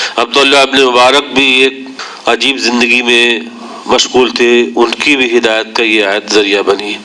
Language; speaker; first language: Urdu; native; Urdu